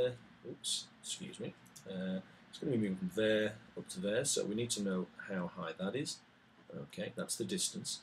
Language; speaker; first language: English; native; English